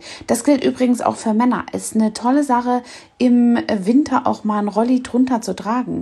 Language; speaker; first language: German; native; German